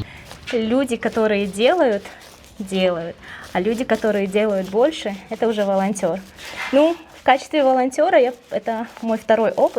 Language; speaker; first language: Russian; non-native, local second language; Kyrgyz